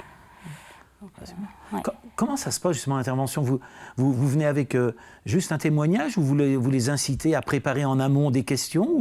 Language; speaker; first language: French; native; French